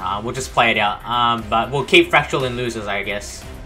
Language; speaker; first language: English; native; English